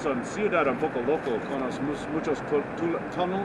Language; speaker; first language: Spanish; non-native, learner; English